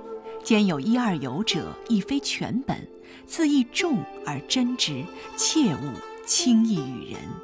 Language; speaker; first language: Chinese; native; Chinese